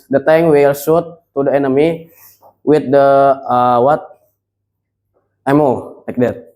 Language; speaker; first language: English; non-native, learner; Indonesian